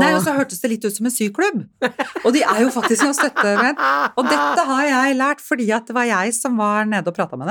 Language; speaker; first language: Norwegian; native; Norwegian